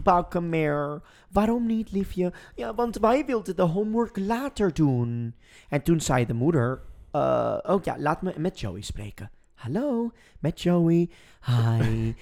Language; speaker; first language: Dutch; non-native, fluent; English